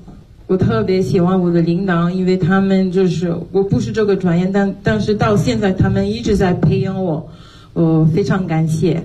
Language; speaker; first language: Chinese; non-native, fluent; French